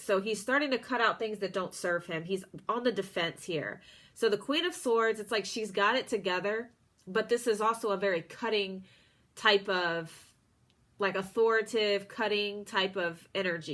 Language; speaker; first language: English; native; English